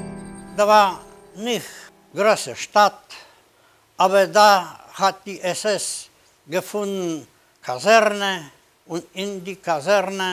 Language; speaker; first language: German; non-native, learner; Polish